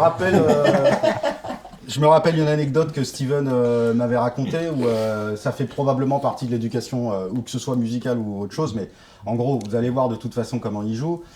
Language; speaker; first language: French; native; French